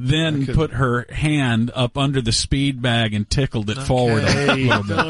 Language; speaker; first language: English; native; English